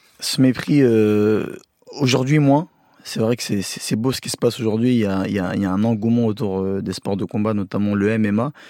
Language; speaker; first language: French; early bilingual, other home language; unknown